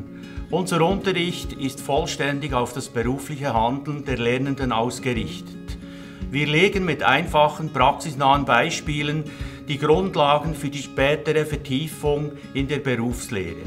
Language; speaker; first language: German; native; German